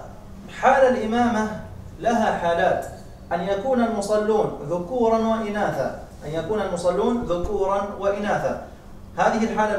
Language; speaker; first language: Arabic; native; Arabic